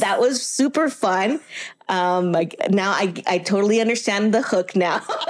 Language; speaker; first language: English; early bilingual, other home language; Spanish